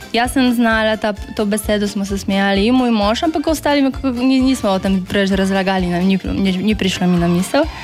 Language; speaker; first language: Slovenian; non-native, fluent; Polish